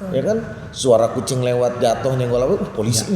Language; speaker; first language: Indonesian; native; Indonesian